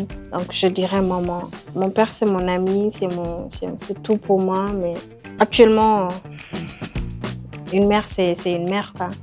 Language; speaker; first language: French; non-native, local second language; Wolof